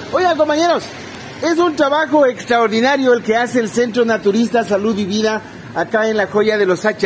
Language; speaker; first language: Spanish; native; Spanish